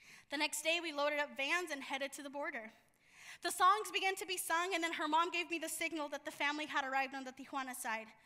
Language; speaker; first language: English; early bilingual, other home language; Spanish